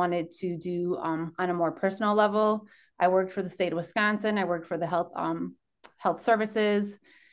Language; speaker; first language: English; early bilingual, other home language; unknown